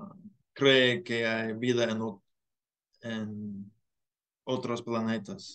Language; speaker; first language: Spanish; non-native, learner; English